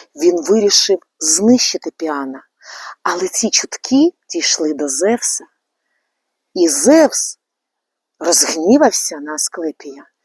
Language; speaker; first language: Ukrainian; native; Ukrainian